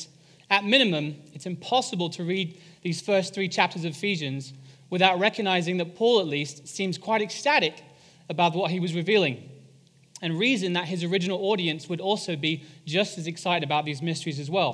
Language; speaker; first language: English; native; English